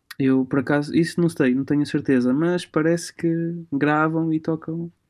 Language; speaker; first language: Portuguese; early bilingual, other home language; Romanian